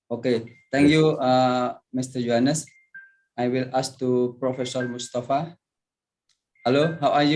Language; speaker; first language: English; non-native, learner; Indonesian